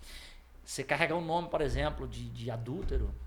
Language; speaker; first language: Portuguese; native; Portuguese